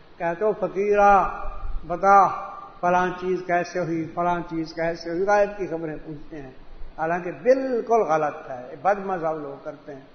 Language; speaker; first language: Urdu; non-native, local second language; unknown